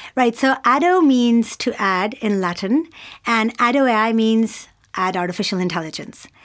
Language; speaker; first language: English; non-native, local second language; Urdu